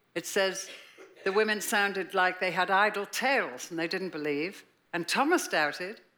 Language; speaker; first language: English; native; English